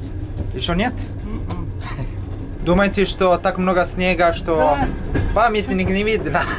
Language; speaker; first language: Russian; non-native, learner; Italian